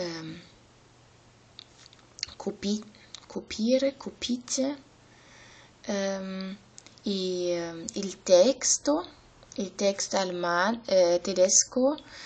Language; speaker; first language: Italian; non-native, learner; German